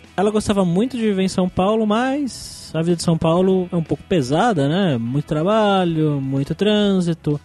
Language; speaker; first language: Portuguese; native; Portuguese